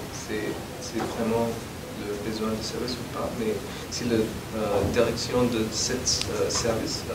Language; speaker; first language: French; non-native, learner; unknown